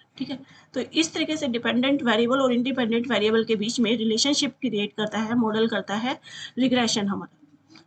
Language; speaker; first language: Hindi; native; Hindi